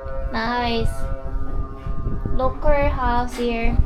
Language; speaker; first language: English; non-native, learner; Korean